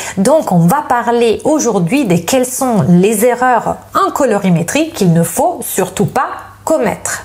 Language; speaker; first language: French; non-native, fluent; Italian